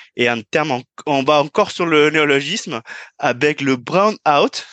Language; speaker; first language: French; non-native, fluent; Spanish